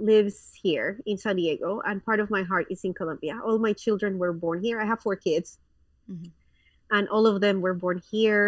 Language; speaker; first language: English; non-native, fluent; Spanish